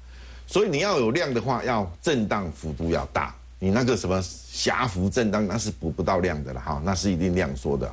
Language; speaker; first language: Chinese; native; Chinese